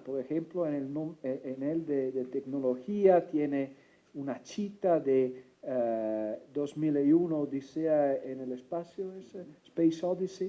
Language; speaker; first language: Spanish; non-native, fluent; Italian